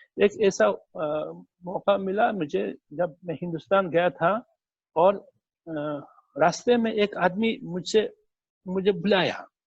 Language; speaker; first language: Hindi; non-native, fluent; Uzbek